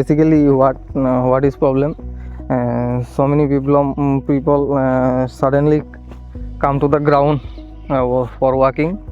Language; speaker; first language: English; non-native, learner; Hindi